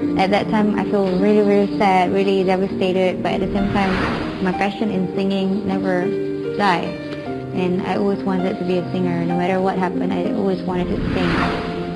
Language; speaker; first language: English; non-native, local second language; Malay